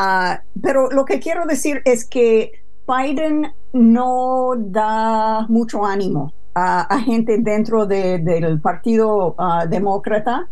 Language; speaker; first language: Spanish; non-native, fluent; English